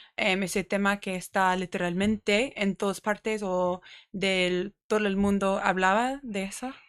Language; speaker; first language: Spanish; non-native, learner; English